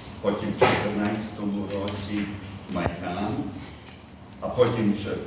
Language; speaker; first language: Ukrainian; early bilingual, heritage; Ukrainian